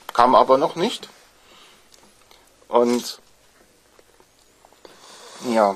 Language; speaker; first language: German; native; German